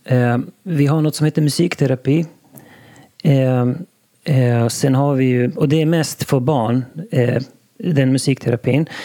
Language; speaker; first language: Swedish; non-native, local second language; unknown